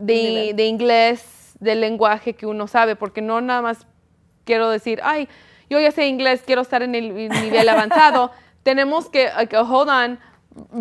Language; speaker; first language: Spanish; early bilingual, heritage; Spanish